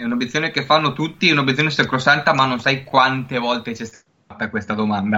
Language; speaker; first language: Italian; native; Italian